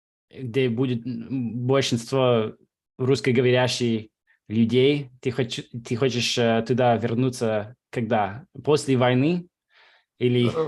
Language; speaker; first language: Russian; non-native, fluent; English